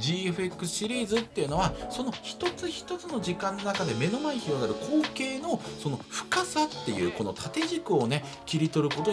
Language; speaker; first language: Japanese; native; Japanese